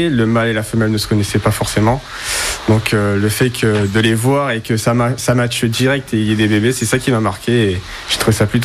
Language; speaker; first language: French; native; French